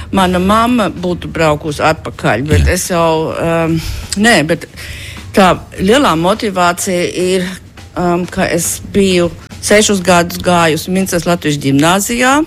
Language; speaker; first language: Latvian; early bilingual, heritage; German